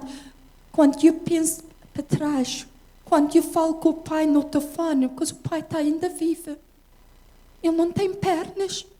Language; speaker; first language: Portuguese; early bilingual, heritage; English